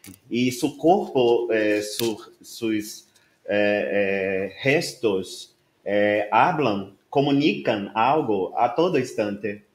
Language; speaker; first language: Spanish; non-native, learner; Portuguese